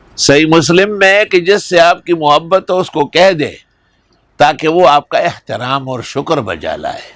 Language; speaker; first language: Urdu; non-native, local second language; Pashto